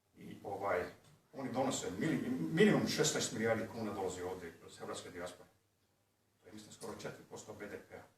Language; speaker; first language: Bosnian; early bilingual, heritage; Croatian